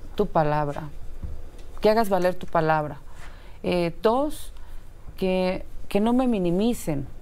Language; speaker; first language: Spanish; native; Spanish